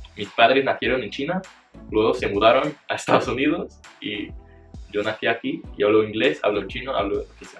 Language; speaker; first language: Spanish; non-native, fluent; English